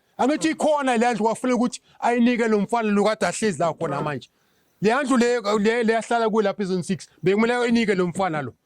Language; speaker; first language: Zulu; native; Zulu